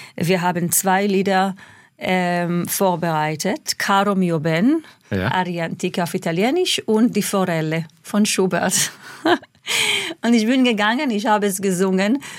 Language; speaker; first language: German; non-native, fluent; Hebrew